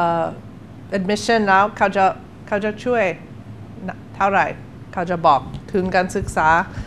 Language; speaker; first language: Thai; non-native, learner; English